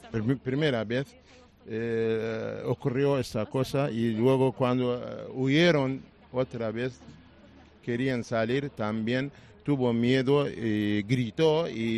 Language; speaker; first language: Spanish; non-native, fluent; Arabic